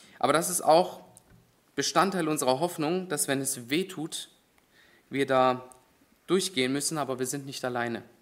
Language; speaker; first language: German; native; German